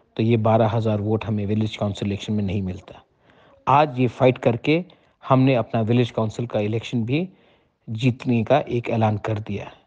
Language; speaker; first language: Hindi; non-native, local second language; Kok Borok